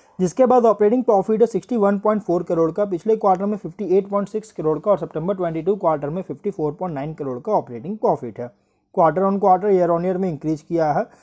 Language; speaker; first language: Hindi; native; Hindi